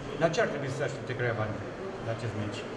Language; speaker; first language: Romanian; native; Romanian